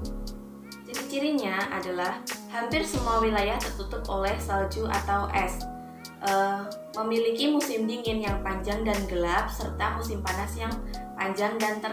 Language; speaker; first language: Indonesian; native; Indonesian